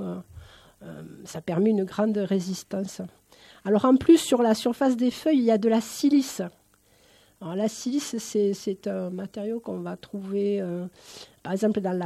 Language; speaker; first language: French; native; French